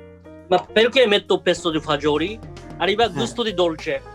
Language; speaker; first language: Italian; non-native, learner; Japanese